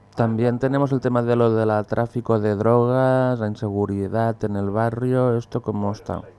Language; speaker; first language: Spanish; non-native, local second language; Catalan